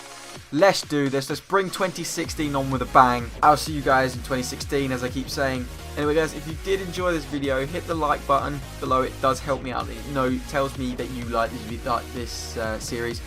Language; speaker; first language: English; native; English